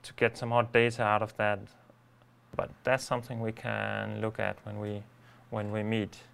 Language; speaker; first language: English; non-native, fluent; Danish